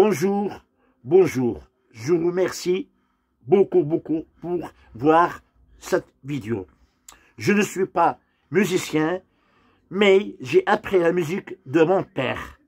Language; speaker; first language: French; non-native, local second language; Arabic